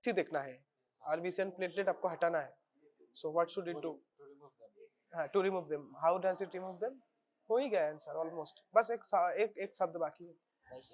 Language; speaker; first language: Hindi; non-native, local second language; Bangla